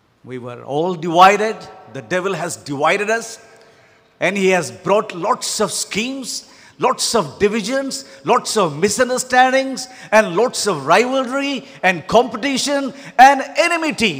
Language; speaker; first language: English; non-native, local second language; Telugu